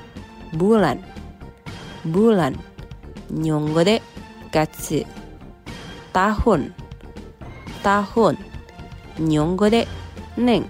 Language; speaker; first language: Japanese; non-native, fluent; Indonesian